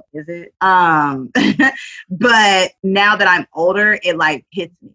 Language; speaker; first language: English; native; English